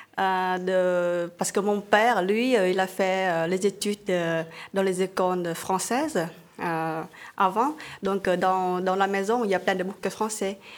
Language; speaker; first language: French; non-native, fluent; Vietnamese